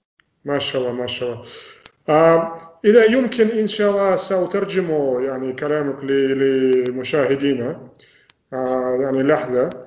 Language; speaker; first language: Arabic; non-native, fluent; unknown